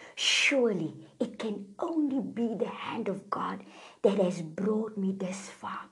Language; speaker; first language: English; non-native, local second language; Afrikaans